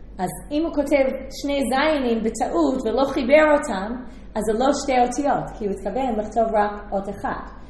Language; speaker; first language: Hebrew; non-native, fluent; English